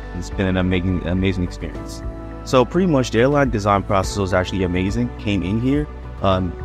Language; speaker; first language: English; non-native, local second language; Yoruba